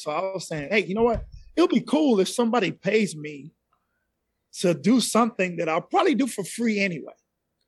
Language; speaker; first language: English; non-native, fluent; Spanish